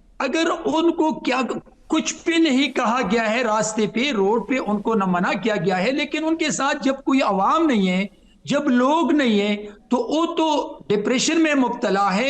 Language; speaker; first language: Urdu; non-native, local second language; Pashto